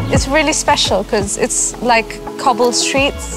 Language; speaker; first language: English; native; English